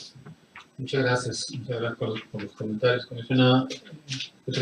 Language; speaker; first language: Spanish; native; Spanish